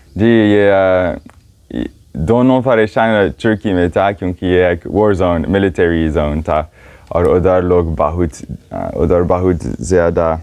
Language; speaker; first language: Hindi; non-native, learner; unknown